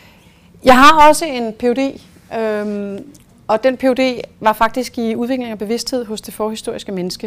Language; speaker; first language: Danish; native; Danish